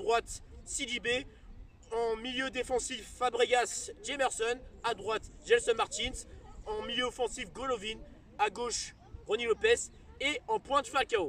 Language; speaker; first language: French; native; French